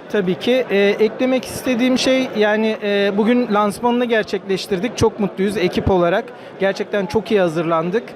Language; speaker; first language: Turkish; native; Turkish